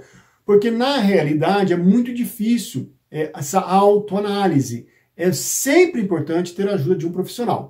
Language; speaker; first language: Portuguese; native; Portuguese